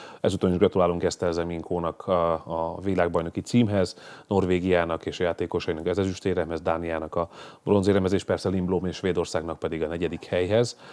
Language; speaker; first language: Hungarian; native; Hungarian